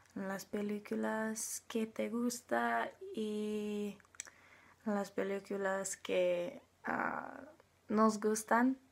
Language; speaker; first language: Spanish; non-native, learner; English